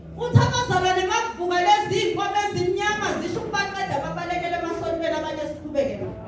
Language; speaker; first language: Zulu; non-native, local second language; Southern Sotho